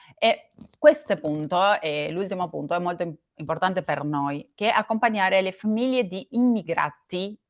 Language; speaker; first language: Italian; non-native, learner; Spanish